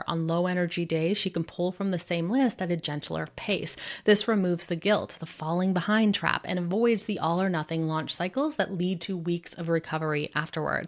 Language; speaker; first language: English; native; English